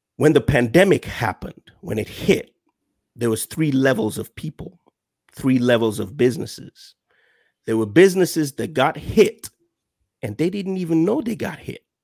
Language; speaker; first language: English; non-native, local second language; Yoruba